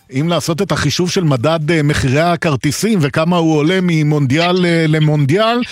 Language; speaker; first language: Hebrew; native; Hebrew